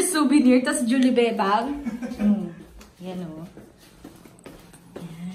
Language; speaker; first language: Filipino; native; Filipino